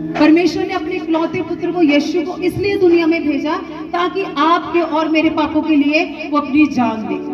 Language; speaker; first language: Hindi; non-native, local second language; Punjabi